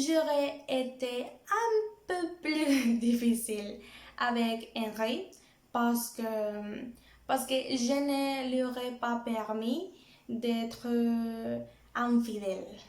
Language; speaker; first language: French; non-native, learner; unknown